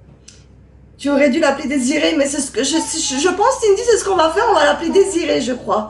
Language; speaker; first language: French; native; French